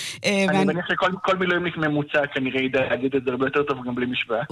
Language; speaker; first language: Hebrew; native; Hebrew